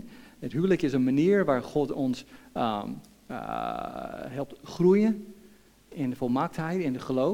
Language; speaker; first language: Dutch; non-native, fluent; English